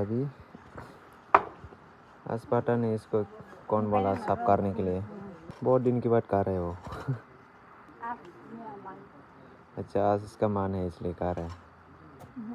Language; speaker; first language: Hindi; non-native, learner; Kok Borok